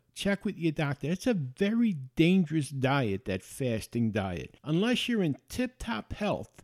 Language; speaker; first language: English; native; English